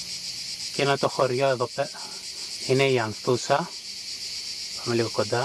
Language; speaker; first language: Greek; native; Greek